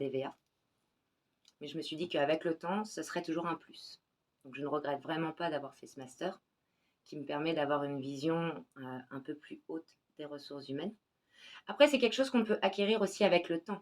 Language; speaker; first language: French; native; French